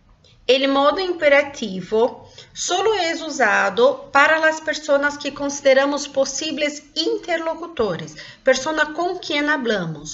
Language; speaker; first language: Spanish; non-native, local second language; Portuguese